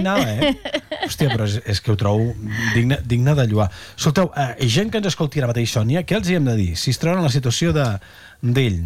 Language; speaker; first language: Catalan; native; Catalan